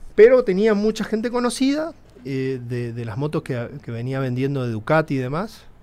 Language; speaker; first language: Spanish; native; Spanish